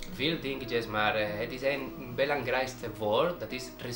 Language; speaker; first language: Dutch; non-native, learner; Spanish